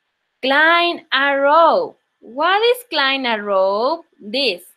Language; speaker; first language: English; non-native, local second language; Spanish